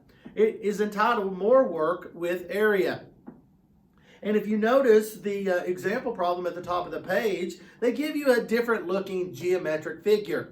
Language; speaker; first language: English; native; English